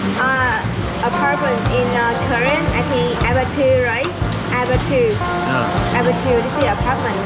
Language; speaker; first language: English; non-native, fluent; Vietnamese